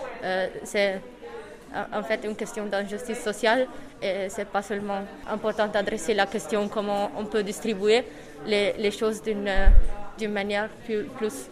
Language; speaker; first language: French; non-native, fluent; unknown